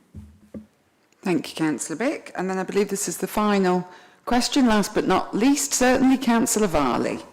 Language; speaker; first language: English; native; English